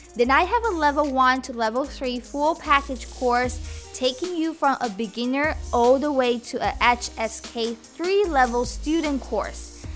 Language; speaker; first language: English; non-native, fluent; Chinese